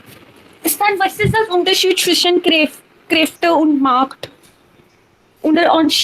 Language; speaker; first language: German; non-native, learner; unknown